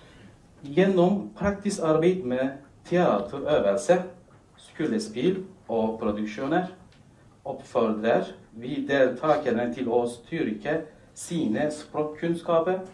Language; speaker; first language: Norwegian; non-native, fluent; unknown